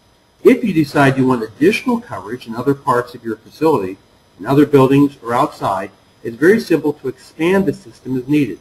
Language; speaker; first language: English; native; English